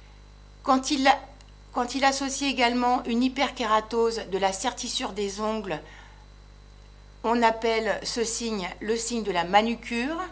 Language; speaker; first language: French; native; French